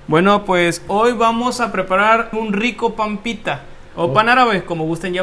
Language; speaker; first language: Spanish; native; Spanish